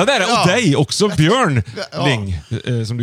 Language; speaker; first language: Swedish; native; Swedish